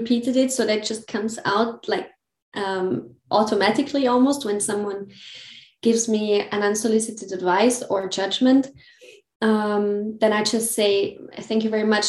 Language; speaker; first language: English; non-native, fluent; German